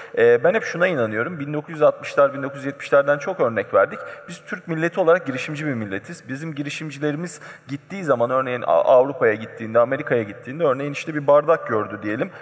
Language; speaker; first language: Turkish; native; Turkish